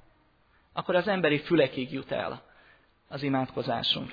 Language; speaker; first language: Hungarian; native; Hungarian